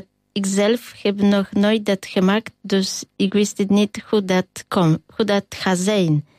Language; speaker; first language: Dutch; non-native, fluent; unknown